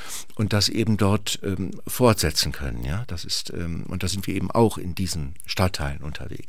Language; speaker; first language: German; native; German